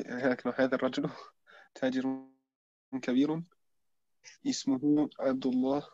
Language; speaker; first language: Arabic; non-native, learner; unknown